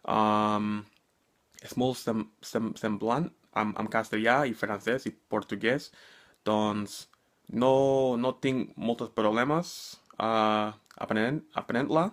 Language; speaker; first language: Catalan; non-native, learner; English